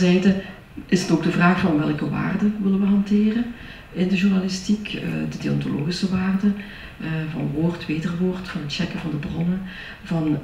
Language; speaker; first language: Dutch; native; Dutch